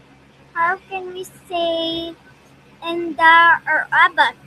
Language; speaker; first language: English; non-native, learner; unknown